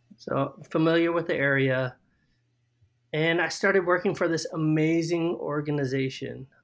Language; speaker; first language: English; native; English